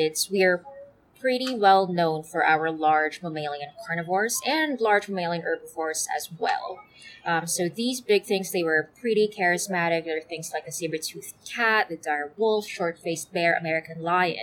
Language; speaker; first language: English; non-native, local second language; Filipino